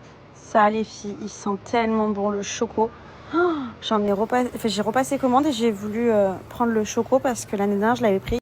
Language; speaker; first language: French; native; French